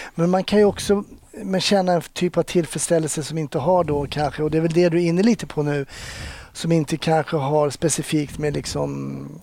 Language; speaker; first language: Swedish; native; Swedish